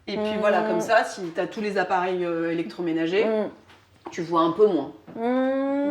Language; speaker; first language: French; native; French